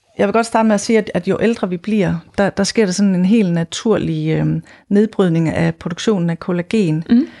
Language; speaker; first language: Danish; native; Danish